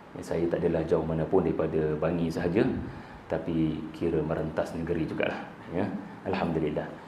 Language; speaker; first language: Malay; native; Malay